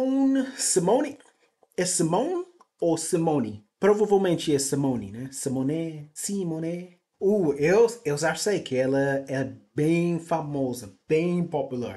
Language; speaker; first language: Portuguese; non-native, learner; English